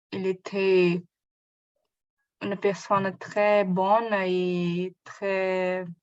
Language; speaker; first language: French; non-native, learner; Portuguese